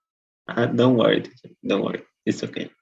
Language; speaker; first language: English; non-native, learner; Spanish